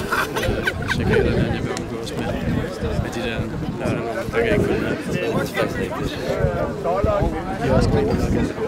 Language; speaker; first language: Danish; native; Danish